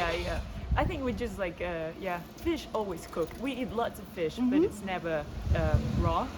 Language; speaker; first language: English; non-native, fluent; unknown